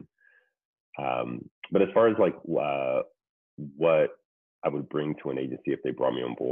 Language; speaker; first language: English; native; English